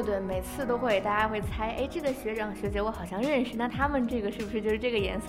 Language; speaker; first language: Chinese; native; Chinese